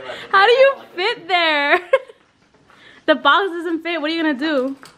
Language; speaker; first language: English; early bilingual, other home language; Spanish